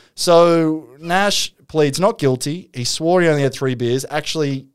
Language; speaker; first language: English; native; English